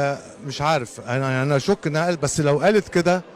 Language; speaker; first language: Arabic; native; Arabic